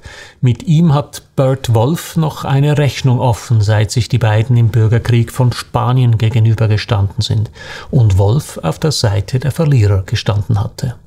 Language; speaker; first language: German; native; German